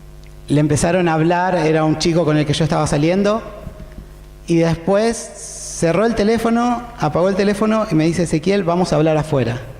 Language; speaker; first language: Spanish; native; Spanish